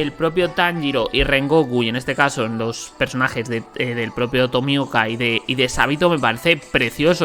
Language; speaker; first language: Spanish; native; Spanish